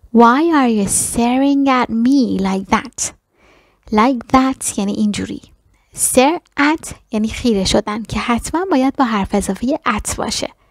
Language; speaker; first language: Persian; native; Persian